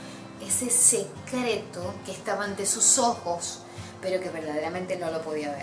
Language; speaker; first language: Spanish; native; Spanish